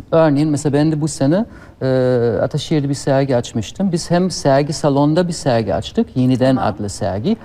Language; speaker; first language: Turkish; non-native, fluent; German